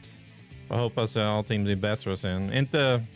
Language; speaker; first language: Swedish; non-native, fluent; English